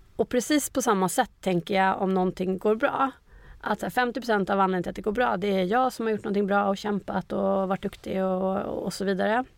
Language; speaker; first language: Swedish; native; Swedish